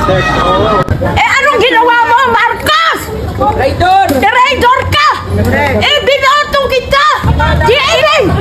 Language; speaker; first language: Filipino; non-native, local second language; Iloko